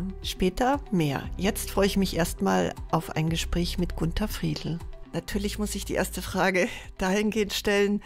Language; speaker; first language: German; native; German